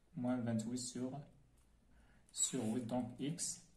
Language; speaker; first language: French; non-native, local second language; Arabic